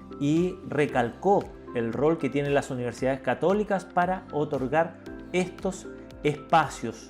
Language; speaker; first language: Spanish; native; Spanish